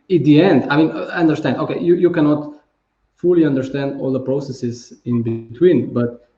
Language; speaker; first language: English; non-native, fluent; Slovenian